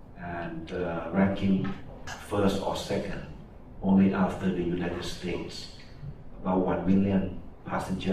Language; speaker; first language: English; non-native, fluent; Thai